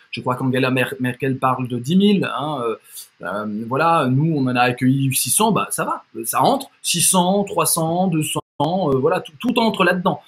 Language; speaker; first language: French; native; French